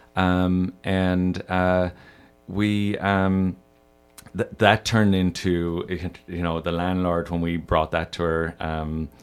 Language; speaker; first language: English; native; English